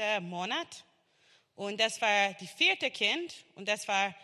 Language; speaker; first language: German; non-native, learner; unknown